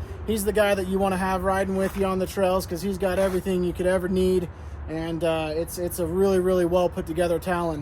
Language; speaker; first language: English; native; English